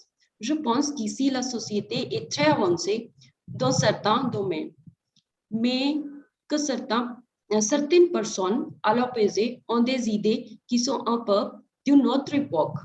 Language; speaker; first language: French; non-native, fluent; Hindi